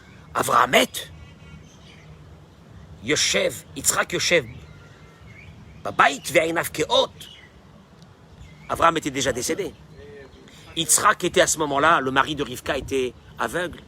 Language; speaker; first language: French; native; French